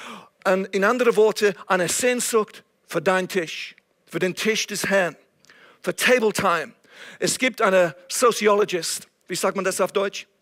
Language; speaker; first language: German; non-native, fluent; English